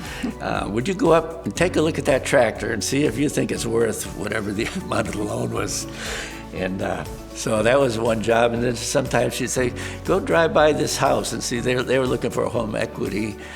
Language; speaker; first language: English; native; English